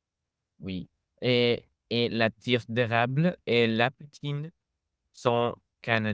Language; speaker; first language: French; non-native, learner; English